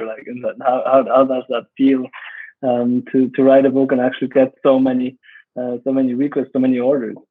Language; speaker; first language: English; non-native, fluent; German